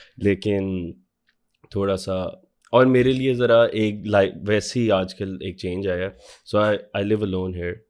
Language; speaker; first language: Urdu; native; Urdu